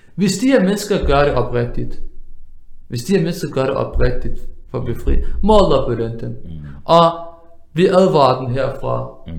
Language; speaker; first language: Danish; early bilingual, other home language; Arabic